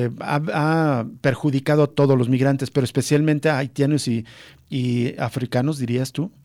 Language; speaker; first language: Spanish; native; Spanish